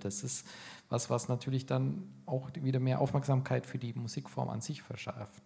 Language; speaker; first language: German; native; German